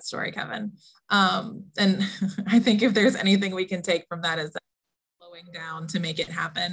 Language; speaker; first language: English; native; English